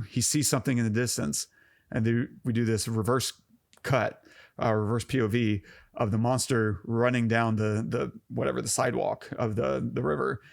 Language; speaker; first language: English; native; English